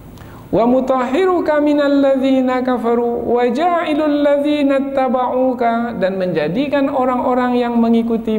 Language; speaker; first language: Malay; native; Malay